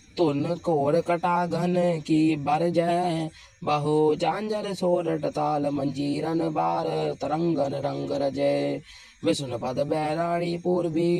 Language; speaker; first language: Hindi; non-native, local second language; Punjabi